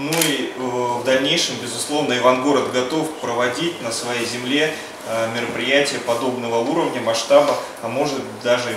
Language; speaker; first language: Russian; native; Russian